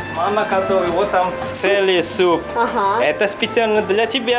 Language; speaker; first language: Russian; non-native, fluent; Chinese